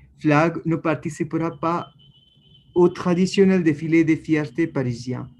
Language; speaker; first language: French; non-native, learner; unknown